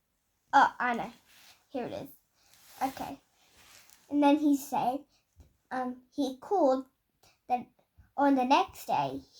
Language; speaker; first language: English; native; English